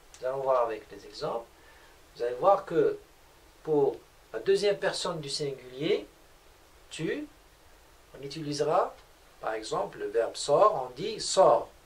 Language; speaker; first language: French; non-native, local second language; Arabic